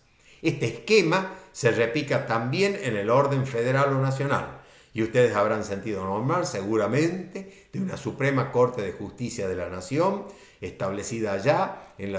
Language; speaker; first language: Spanish; native; Spanish